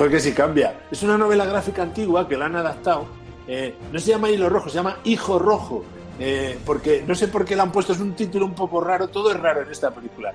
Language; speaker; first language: Spanish; native; Spanish